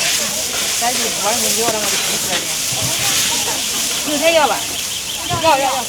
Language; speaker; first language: Chinese; native; Chinese